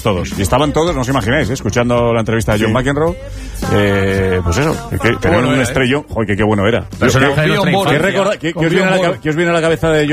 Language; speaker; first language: Spanish; native; Spanish